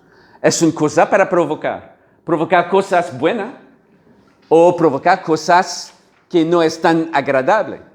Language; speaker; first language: Spanish; non-native, learner; French